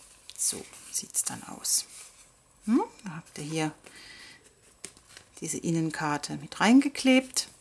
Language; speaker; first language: German; native; German